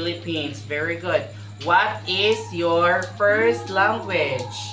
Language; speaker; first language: English; non-native, local second language; Cebuano